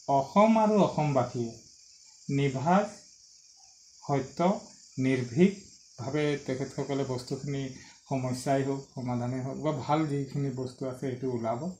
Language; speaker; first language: Assamese; non-native, local second language; Sadri